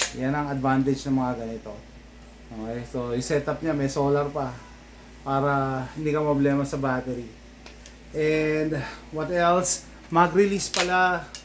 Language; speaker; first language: Filipino; native; Filipino